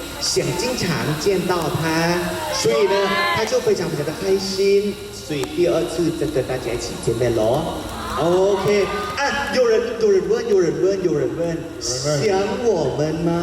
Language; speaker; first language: Chinese; non-native, fluent; Thai